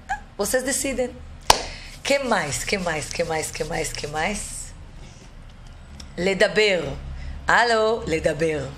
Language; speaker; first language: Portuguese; non-native, fluent; Hebrew